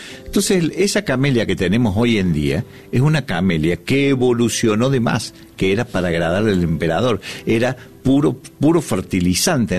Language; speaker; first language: Spanish; native; Spanish